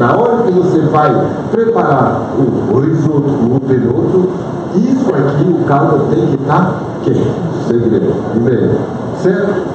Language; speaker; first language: Portuguese; non-native, fluent; French